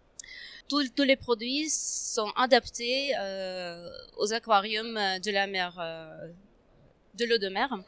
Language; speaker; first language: French; non-native, fluent; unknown